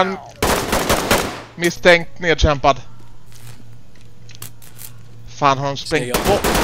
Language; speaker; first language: Swedish; native; Swedish